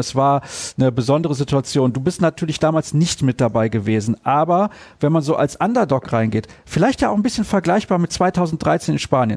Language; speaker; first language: German; native; German